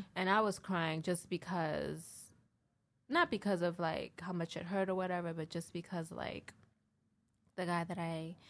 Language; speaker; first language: English; early bilingual, heritage; English